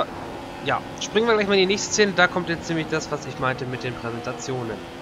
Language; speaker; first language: German; native; German